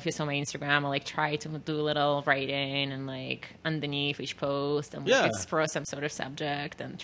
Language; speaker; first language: English; non-native, fluent; Russian